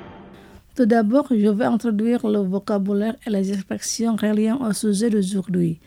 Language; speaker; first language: French; non-native, fluent; Indonesian